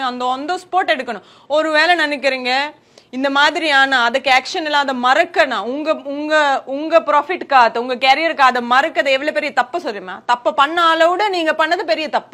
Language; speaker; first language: Tamil; non-native, learner; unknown